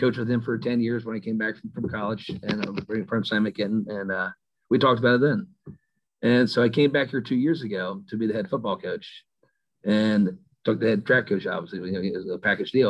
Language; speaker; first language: English; native; English